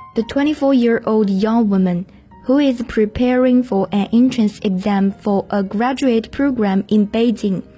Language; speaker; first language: English; non-native, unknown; Chinese